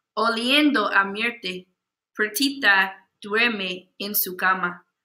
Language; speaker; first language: Spanish; non-native, learner; English